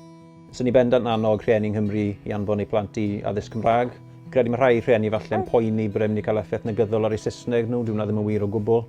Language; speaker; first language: Welsh; native; Welsh